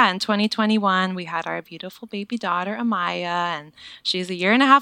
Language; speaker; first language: English; native; English